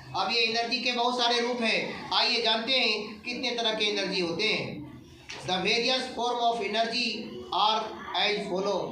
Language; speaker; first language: Hindi; native; Hindi